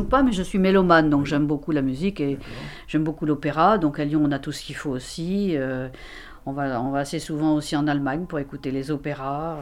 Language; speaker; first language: French; native; French